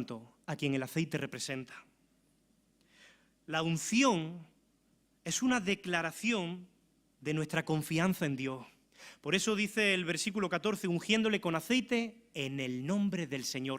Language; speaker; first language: Spanish; native; Spanish